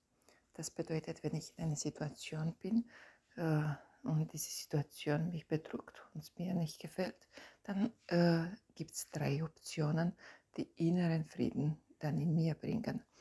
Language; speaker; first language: German; non-native, fluent; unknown